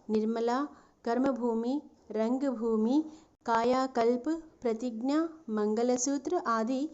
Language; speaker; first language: Hindi; non-native, local second language; Telugu